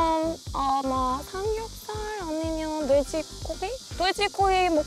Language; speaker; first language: Korean; non-native, learner; Spanish